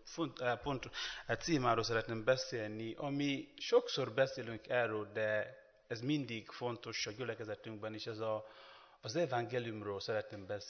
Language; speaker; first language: Hungarian; non-native, learner; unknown